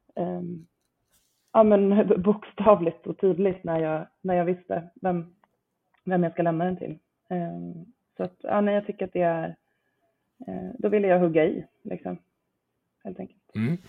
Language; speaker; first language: Swedish; native; Swedish